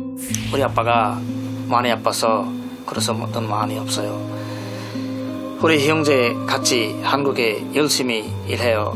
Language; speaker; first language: Korean; non-native, learner; Bangla